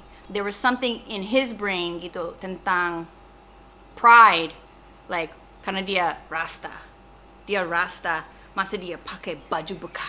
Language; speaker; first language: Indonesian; non-native, fluent; English